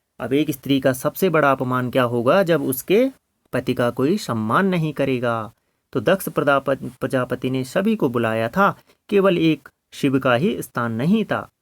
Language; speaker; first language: Hindi; native; Hindi